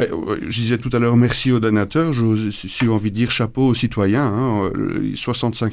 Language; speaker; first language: French; native; French